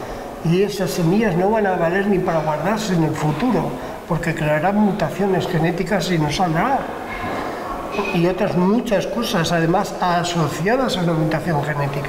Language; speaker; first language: Spanish; native; Spanish